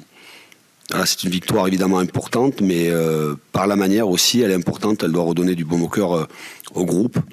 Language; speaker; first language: French; native; French